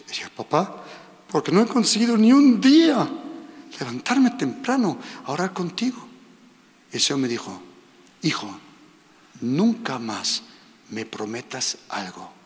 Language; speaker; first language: Spanish; non-native, fluent; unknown